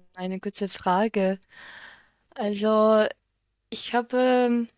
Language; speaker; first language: German; non-native, fluent; Ukrainian